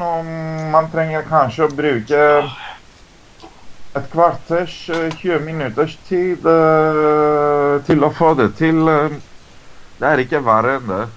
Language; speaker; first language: Norwegian; non-native, fluent; Greek